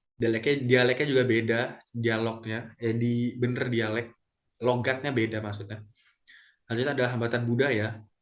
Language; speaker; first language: Indonesian; native; Indonesian